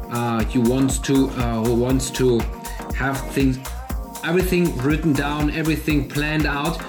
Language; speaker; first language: English; non-native, fluent; German